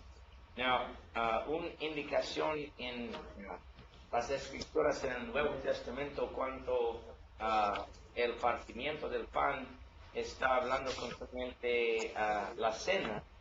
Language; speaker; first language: Spanish; non-native, learner; English